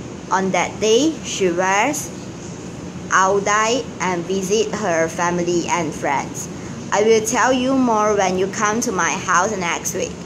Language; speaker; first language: English; non-native, local second language; Chinese